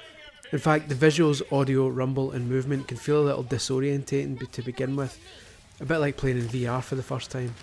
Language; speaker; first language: English; native; English